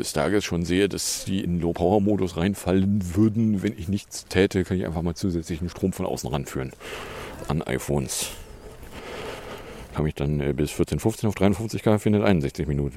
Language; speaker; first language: German; native; German